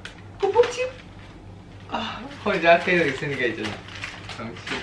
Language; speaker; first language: Korean; non-native, fluent; Thai